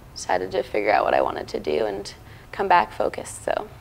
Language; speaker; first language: English; native; English